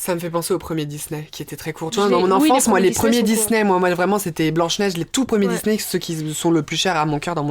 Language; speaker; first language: French; native; French